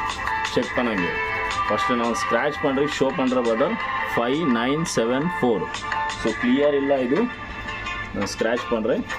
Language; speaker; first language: Tamil; non-native, local second language; Kannada